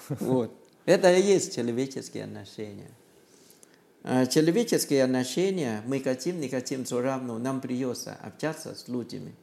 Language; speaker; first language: Russian; non-native, learner; Thai